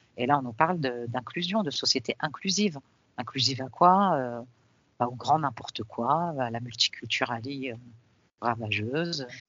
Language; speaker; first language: French; early bilingual, other home language; Arabic